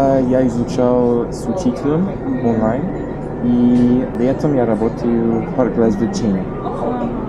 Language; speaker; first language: Russian; non-native, learner; English